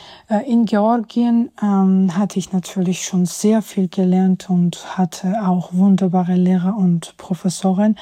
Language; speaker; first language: German; non-native, fluent; Georgian